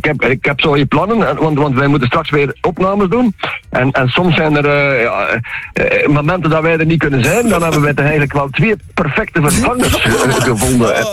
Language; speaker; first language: Dutch; native; Dutch